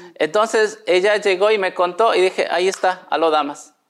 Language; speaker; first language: Spanish; native; Spanish